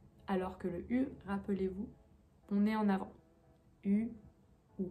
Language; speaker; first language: French; native; French